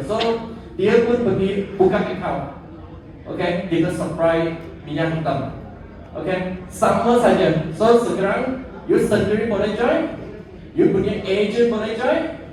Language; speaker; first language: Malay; non-native, local second language; Chinese